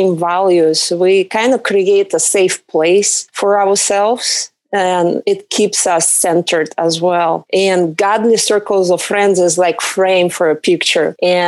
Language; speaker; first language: English; non-native, fluent; Russian